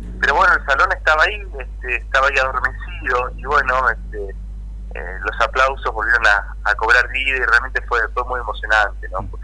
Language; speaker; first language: Spanish; native; Spanish